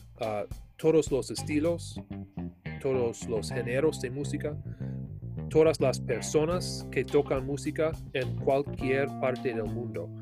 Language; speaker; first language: Spanish; non-native, learner; English